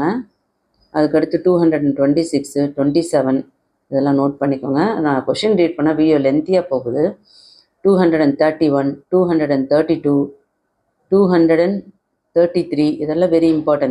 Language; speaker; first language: Tamil; native; Tamil